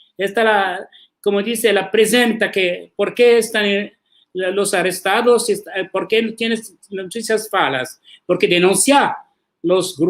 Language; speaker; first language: Spanish; non-native, learner; Arabic